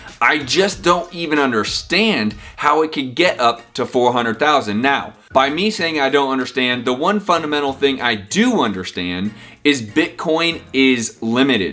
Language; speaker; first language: English; native; English